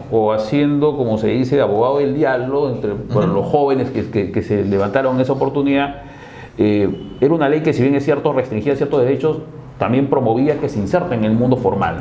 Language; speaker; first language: Spanish; native; Spanish